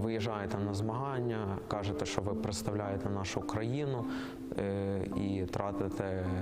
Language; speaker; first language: Ukrainian; native; Ukrainian